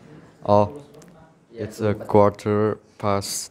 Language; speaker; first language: English; non-native, learner; Indonesian